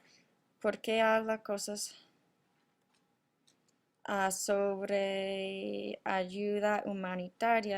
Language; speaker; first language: Spanish; non-native, fluent; English